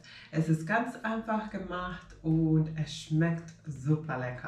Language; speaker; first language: German; non-native, fluent; Finnish